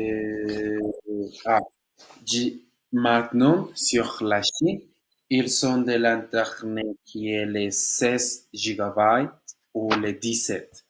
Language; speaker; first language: French; non-native, learner; Spanish